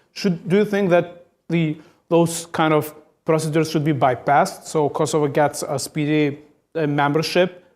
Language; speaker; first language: English; non-native, fluent; Albanian